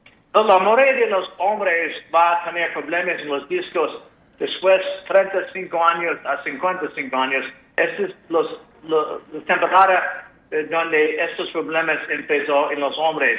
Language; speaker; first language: Spanish; non-native, fluent; English